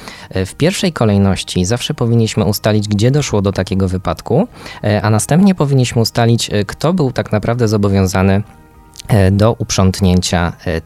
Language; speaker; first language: Polish; native; Polish